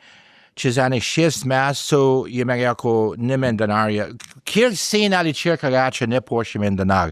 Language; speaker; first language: Slovenian; early bilingual, heritage; English